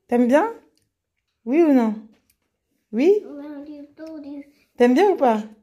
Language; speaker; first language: French; native; French